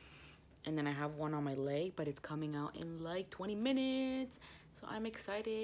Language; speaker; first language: English; native; English